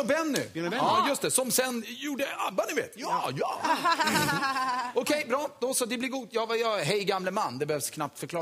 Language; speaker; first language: Swedish; native; Swedish